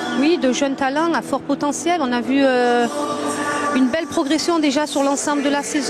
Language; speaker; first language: French; native; French